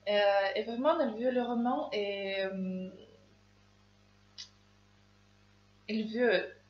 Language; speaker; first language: French; non-native, learner; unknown